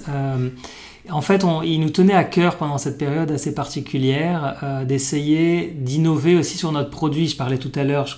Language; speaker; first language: French; non-native, local second language; Arabic